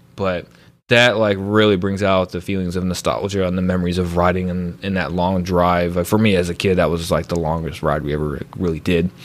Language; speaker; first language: English; early bilingual, other home language; Filipino